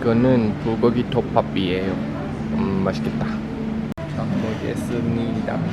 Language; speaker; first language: Korean; non-native, learner; Nyanja